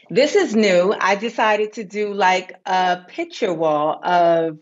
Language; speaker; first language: English; native; English